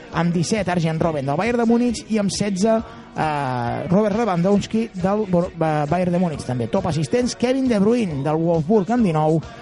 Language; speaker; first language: Catalan; native; Catalan